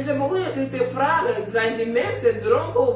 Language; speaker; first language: Dutch; non-native, learner; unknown